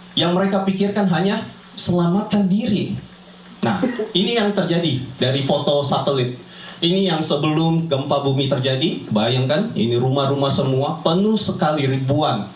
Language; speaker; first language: Indonesian; native; Indonesian